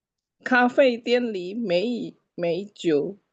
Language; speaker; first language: Chinese; non-native, learner; Indonesian